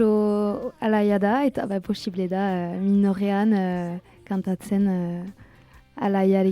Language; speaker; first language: Basque; non-native, local second language; French